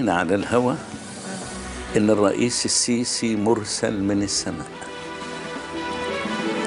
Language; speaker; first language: Arabic; native; Arabic